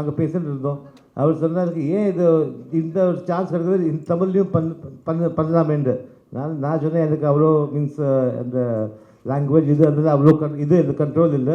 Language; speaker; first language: Tamil; early bilingual, heritage; Tamil